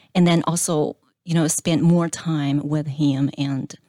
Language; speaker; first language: English; non-native, fluent; Chinese